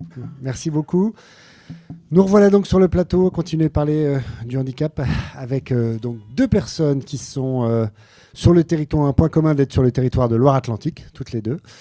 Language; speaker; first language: French; native; French